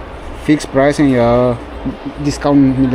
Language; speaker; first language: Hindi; non-native, local second language; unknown